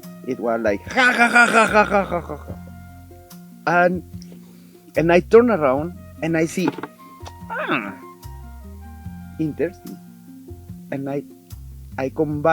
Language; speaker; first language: English; non-native, learner; Spanish